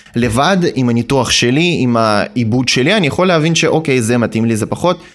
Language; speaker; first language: Hebrew; non-native, fluent; Russian